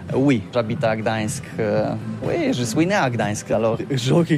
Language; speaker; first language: French; non-native, learner; Polish